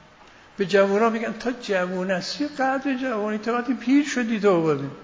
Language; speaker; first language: Persian; native; Persian